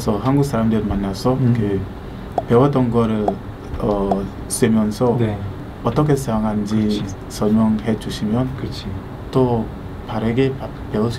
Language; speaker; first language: Korean; non-native, learner; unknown